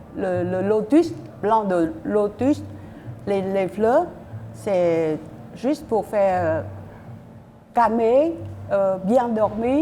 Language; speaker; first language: French; non-native, learner; Vietnamese